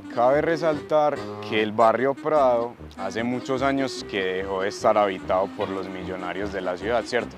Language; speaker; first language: Spanish; native; Spanish